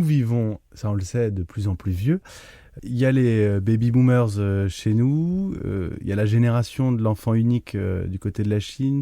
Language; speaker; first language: French; native; French